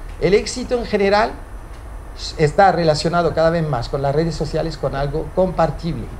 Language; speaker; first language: Spanish; early bilingual, heritage; Spanish